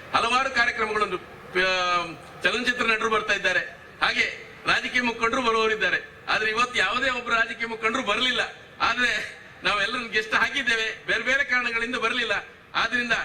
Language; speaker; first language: Kannada; native; Kannada